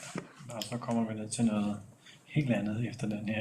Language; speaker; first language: Danish; native; Danish